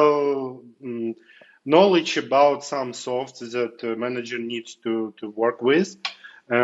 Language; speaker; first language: English; non-native, fluent; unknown